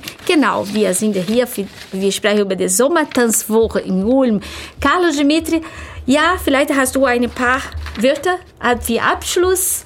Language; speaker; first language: German; non-native, fluent; Portuguese